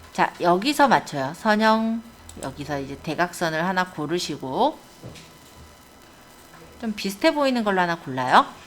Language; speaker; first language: Korean; native; Korean